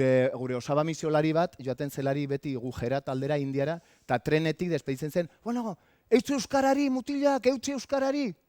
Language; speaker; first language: Basque; native; Basque